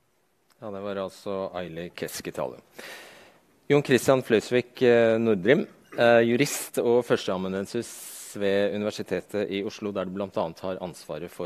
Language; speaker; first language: Norwegian; native; Norwegian